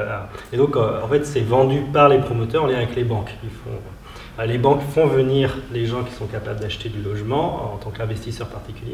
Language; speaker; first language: French; native; French